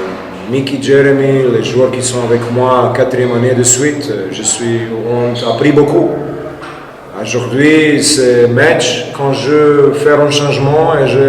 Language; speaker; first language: French; non-native, fluent; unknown